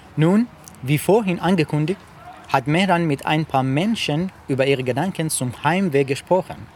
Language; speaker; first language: German; non-native, fluent; Persian